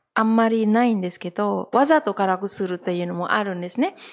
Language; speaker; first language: Japanese; non-native, fluent; Indonesian